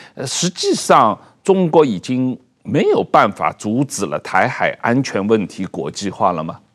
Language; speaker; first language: Chinese; native; Chinese